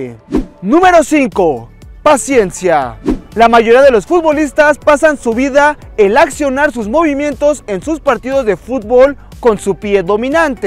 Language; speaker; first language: Spanish; native; Spanish